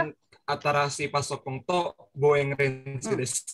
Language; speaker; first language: Japanese; non-native, learner; Indonesian